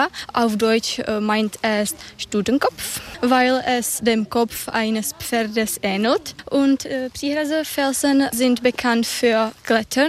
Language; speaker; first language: German; non-native, learner; Czech